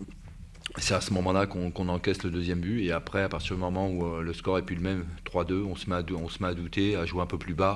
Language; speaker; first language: French; native; French